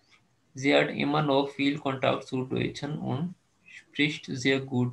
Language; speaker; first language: German; non-native, fluent; Urdu